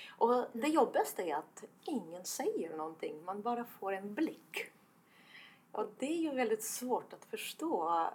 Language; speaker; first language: Swedish; non-native, fluent; Estonian